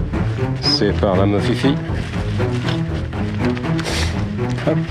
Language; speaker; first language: French; native; French